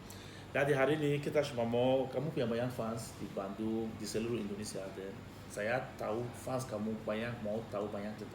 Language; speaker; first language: Indonesian; non-native, fluent; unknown